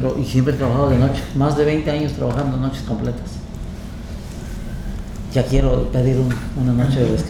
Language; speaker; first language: Spanish; non-native, local second language; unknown